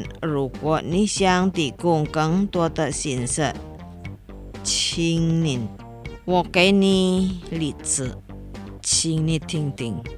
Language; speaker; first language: Chinese; non-native, fluent; Indonesian